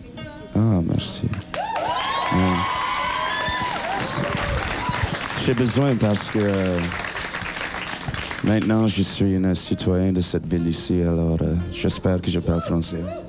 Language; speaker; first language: French; non-native, learner; English